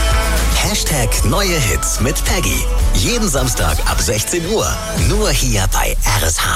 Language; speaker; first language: German; native; German